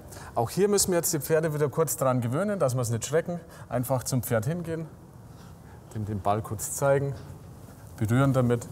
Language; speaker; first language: German; native; German